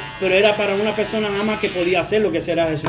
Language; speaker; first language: Spanish; native; Spanish